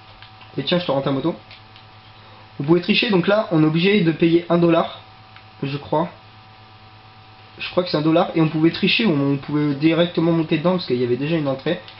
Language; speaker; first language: French; native; French